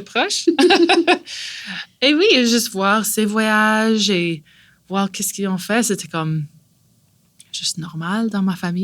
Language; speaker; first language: French; non-native, local second language; English